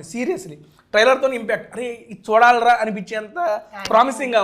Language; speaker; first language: Telugu; native; Telugu